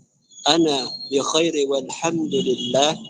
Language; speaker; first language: Arabic; non-native, learner; Filipino